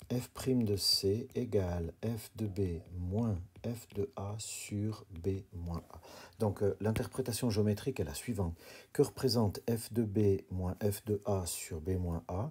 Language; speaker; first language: French; native; French